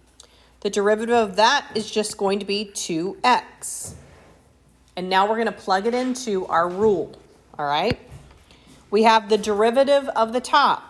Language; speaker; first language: English; native; English